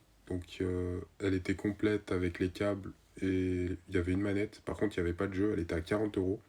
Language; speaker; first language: French; native; French